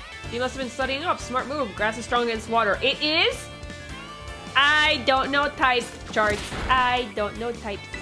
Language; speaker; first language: English; early bilingual, other home language; Spanish